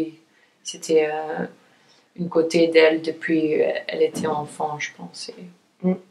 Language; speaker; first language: French; non-native, fluent; Dutch